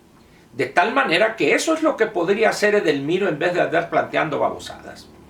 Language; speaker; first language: Spanish; native; Spanish